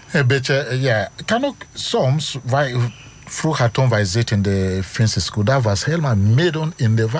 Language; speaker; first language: Dutch; non-native, learner; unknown